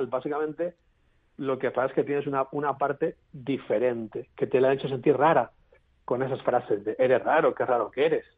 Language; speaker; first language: Spanish; native; Spanish